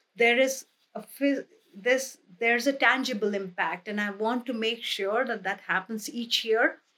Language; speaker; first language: English; non-native, local second language; Hindi